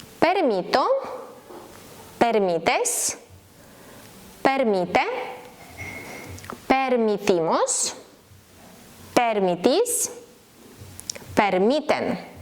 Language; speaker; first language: Spanish; non-native, learner; Ukrainian